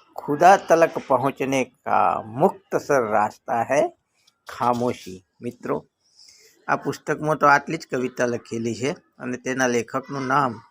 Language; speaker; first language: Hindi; non-native, local second language; Gujarati